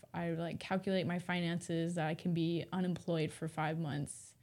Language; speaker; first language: English; native; English